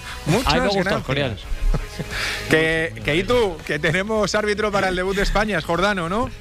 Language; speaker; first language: Spanish; native; Spanish